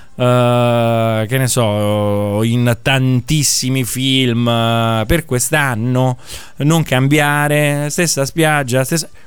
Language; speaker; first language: Italian; native; Italian